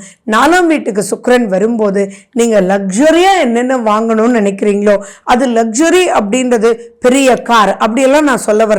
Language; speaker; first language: Tamil; native; Tamil